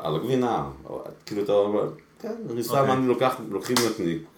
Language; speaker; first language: Hebrew; early bilingual, other home language; Spanish